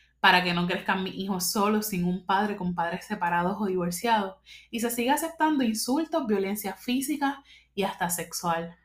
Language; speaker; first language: Spanish; native; Spanish